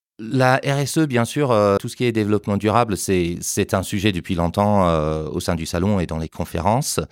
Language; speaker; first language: French; non-native, fluent; English